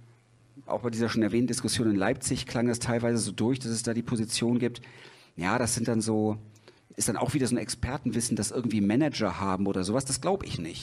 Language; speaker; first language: German; native; German